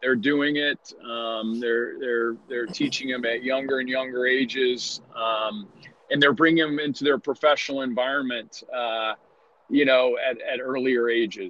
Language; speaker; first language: English; native; English